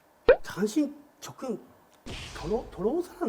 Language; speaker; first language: Korean; non-native, learner; Japanese